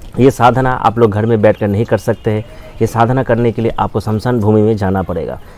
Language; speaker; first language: Hindi; non-native, local second language; Bangla